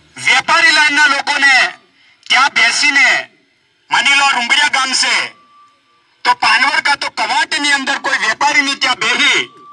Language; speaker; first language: Gujarati; non-native, local second language; Rathawi